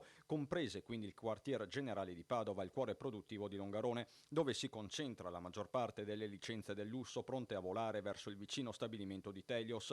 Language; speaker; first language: Italian; native; Italian